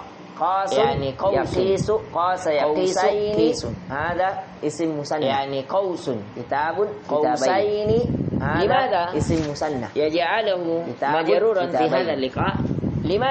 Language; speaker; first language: Arabic; non-native, fluent; Indonesian